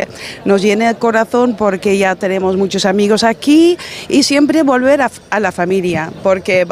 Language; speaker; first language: Spanish; non-native, fluent; Dutch